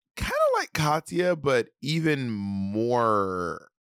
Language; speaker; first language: English; native; English